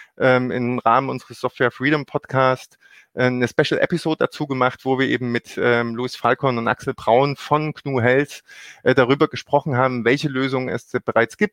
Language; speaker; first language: German; native; German